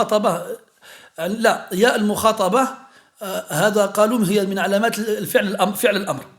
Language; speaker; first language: Arabic; early bilingual, heritage; French